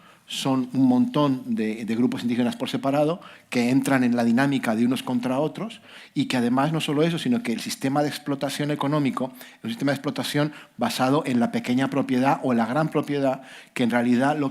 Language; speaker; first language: Spanish; native; Spanish